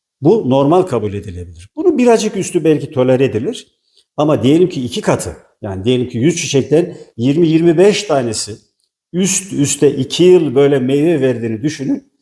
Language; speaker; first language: Turkish; native; Turkish